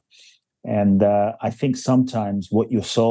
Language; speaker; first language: English; native; English